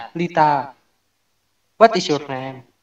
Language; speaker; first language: English; non-native, learner; Indonesian